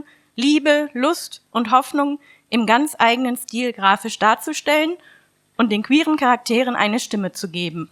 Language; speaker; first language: German; native; German